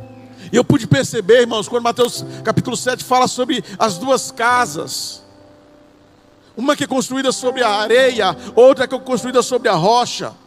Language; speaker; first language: Portuguese; native; Portuguese